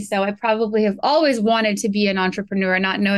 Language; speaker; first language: English; native; English